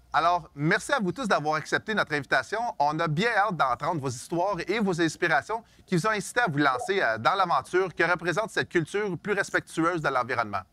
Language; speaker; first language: French; native; French